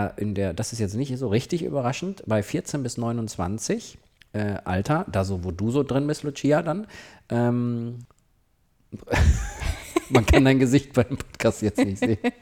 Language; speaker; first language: German; native; German